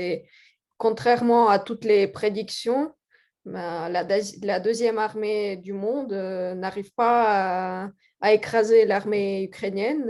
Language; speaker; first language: French; non-native, fluent; Russian